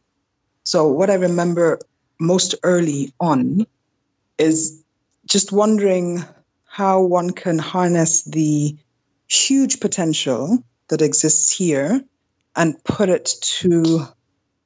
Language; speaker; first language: English; non-native, local second language; German